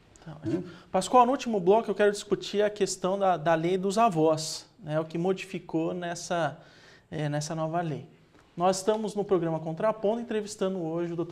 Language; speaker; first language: Portuguese; native; Portuguese